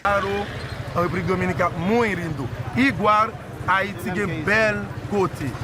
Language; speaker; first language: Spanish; non-native, learner; Haitian Creole